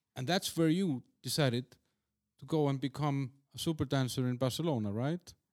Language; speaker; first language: English; non-native, fluent; Icelandic